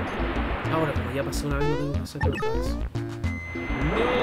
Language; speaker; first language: Spanish; native; Spanish